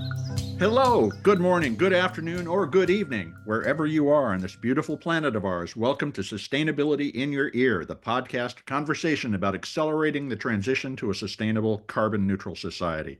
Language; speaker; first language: English; native; English